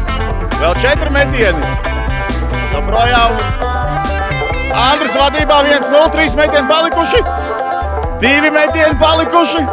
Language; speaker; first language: Latvian; native; Latvian